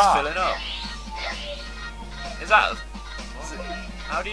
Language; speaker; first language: English; native; English